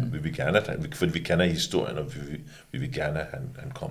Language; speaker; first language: Danish; early bilingual, other home language; English